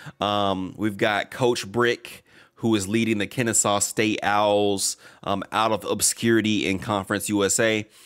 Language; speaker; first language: English; native; English